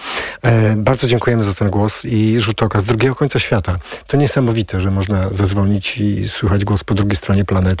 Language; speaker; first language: Polish; native; Polish